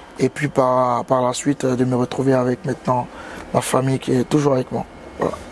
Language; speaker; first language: French; native; French